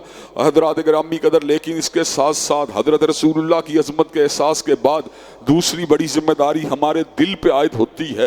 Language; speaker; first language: Urdu; native; Urdu